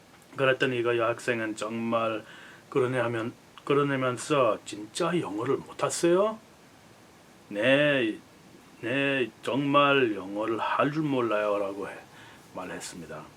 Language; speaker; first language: Korean; non-native, fluent; English